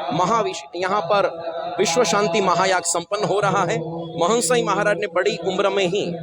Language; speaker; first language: Hindi; non-native, local second language; Gujarati